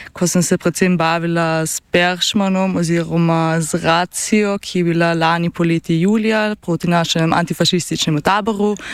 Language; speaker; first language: Slovenian; native; Slovenian